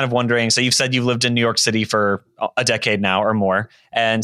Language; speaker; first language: English; native; English